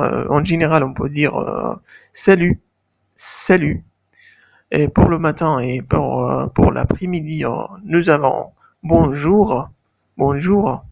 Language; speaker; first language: French; non-native, fluent; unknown